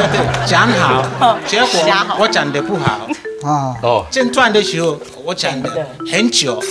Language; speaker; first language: Chinese; non-native, learner; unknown